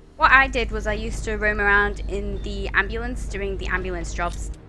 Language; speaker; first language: English; native; English